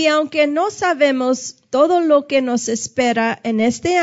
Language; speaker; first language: Spanish; non-native, fluent; English